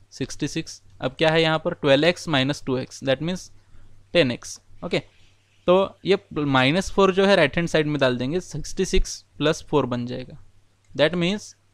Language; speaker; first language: Hindi; non-native, local second language; Marathi